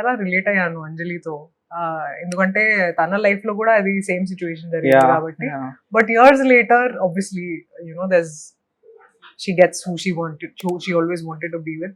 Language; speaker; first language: Telugu; non-native, fluent; Hindi